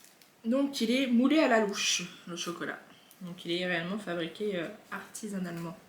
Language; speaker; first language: French; native; French